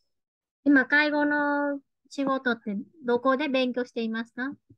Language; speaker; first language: Japanese; non-native, fluent; Vietnamese